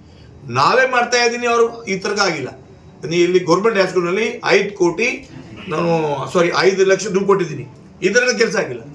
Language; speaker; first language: Kannada; non-native, local second language; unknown